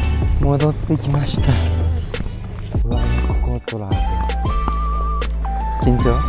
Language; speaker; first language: Japanese; native; Japanese